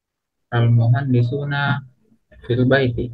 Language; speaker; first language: Arabic; non-native, learner; Indonesian